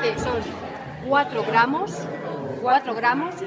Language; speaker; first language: Spanish; non-native, learner; French